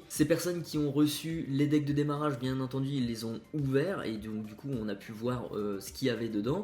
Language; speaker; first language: French; native; French